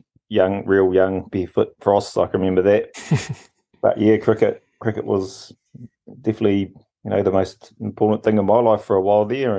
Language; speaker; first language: English; native; English